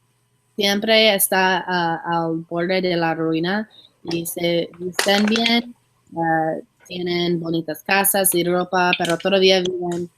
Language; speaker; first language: Spanish; non-native, learner; English